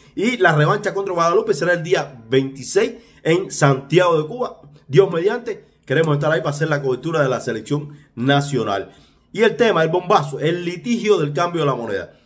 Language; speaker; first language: Spanish; native; Spanish